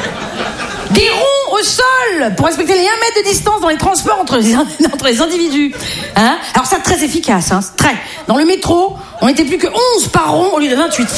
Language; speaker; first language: French; native; French